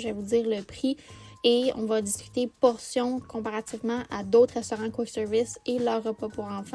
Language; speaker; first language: French; native; French